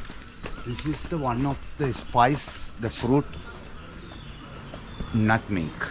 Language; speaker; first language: English; non-native, learner; Sinhala